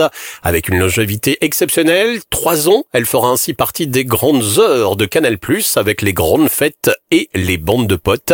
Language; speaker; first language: French; native; French